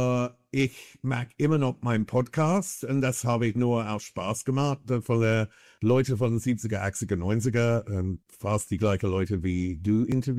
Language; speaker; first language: German; non-native, fluent; English